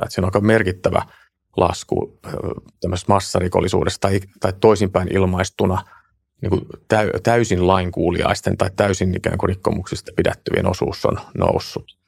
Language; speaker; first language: Finnish; native; Finnish